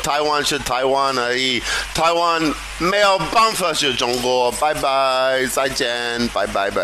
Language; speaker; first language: Chinese; non-native, learner; English